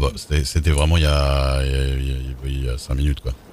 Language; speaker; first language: French; native; French